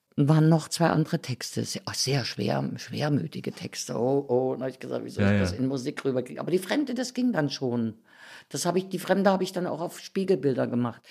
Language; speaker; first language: German; native; German